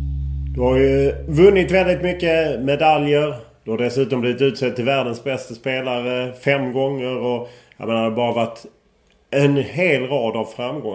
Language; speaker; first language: Swedish; native; Swedish